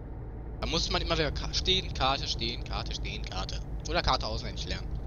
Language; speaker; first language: German; native; German